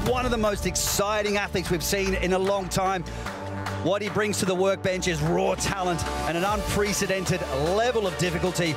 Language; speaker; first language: English; native; English